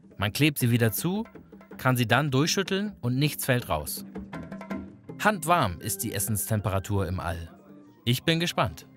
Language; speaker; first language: German; native; German